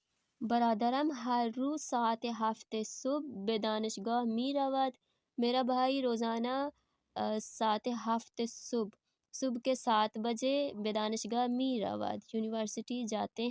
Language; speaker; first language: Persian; non-native, fluent; Urdu